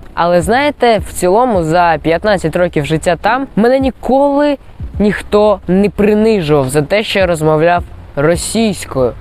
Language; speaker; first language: Ukrainian; native; Ukrainian